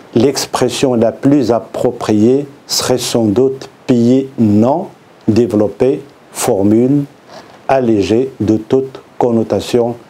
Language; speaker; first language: French; non-native, local second language; Arabic